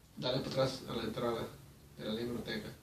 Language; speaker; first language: Spanish; early bilingual, heritage; Spanish